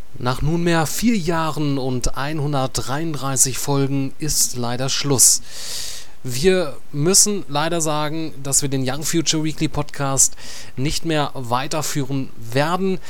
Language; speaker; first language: German; native; German